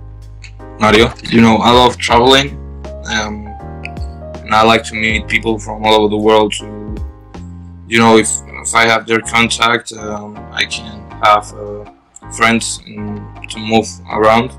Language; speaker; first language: English; non-native, learner; Korean